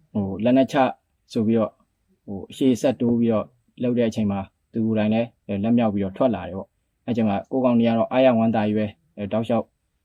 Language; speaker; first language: Burmese; native; Burmese